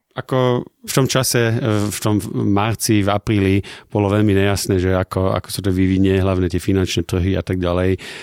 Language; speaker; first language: Slovak; early bilingual, heritage; German